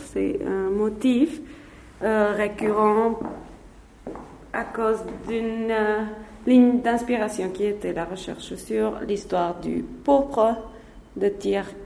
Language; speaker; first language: French; non-native, fluent; Spanish